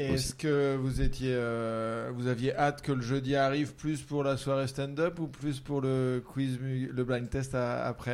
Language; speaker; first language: French; native; French